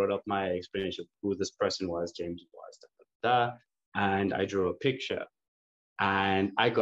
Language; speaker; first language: English; native; English